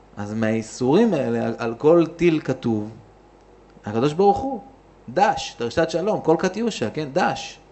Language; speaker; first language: Hebrew; native; Hebrew